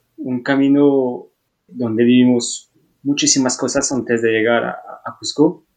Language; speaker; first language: Spanish; non-native, learner; French